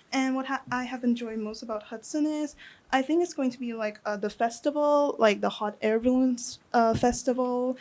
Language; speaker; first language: English; non-native, fluent; Thai